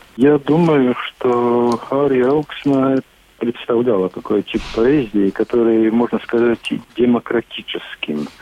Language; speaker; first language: Russian; non-native, local second language; Latvian